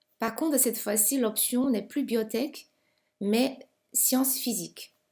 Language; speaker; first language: French; non-native, fluent; Chinese